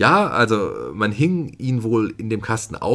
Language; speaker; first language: German; native; German